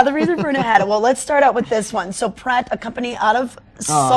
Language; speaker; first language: English; native; English